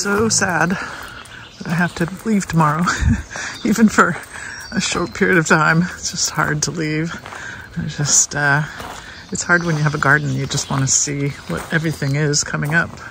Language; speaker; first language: English; native; English